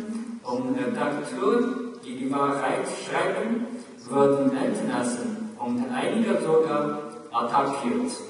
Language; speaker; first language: German; non-native, learner; Chinese